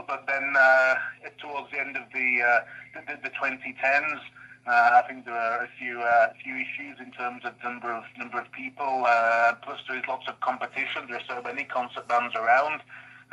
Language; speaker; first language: English; native; English